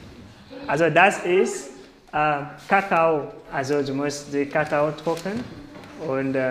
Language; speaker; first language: German; non-native, learner; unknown